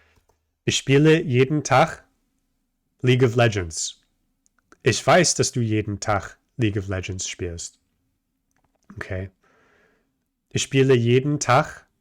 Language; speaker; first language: German; non-native, fluent; English